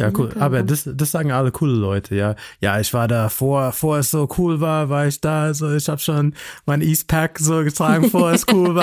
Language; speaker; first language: German; non-native, fluent; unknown